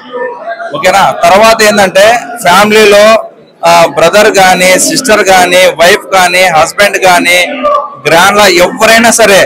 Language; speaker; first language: Telugu; native; Telugu